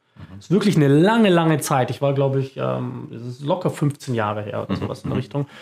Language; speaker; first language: German; early bilingual, other home language; Croatian